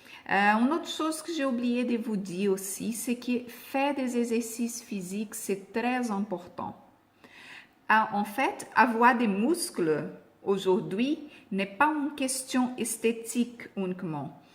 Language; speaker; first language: French; non-native, fluent; Portuguese